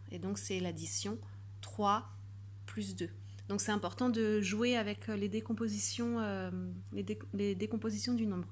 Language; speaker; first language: French; native; French